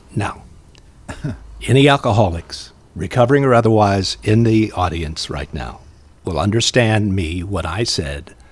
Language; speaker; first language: English; native; English